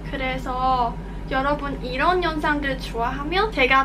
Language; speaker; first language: Korean; non-native, learner; Cantonese